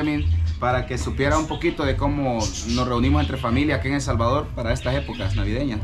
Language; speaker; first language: Spanish; native; Spanish